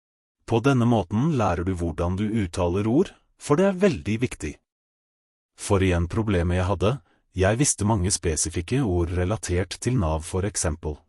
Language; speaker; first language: Norwegian; non-native, fluent; Russian